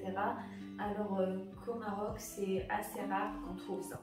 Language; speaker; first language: French; non-native, local second language; Arabic